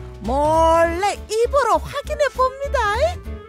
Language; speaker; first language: Korean; native; Korean